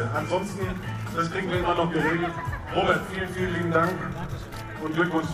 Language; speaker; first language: German; native; German